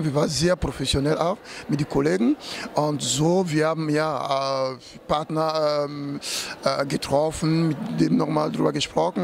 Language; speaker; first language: German; non-native, fluent; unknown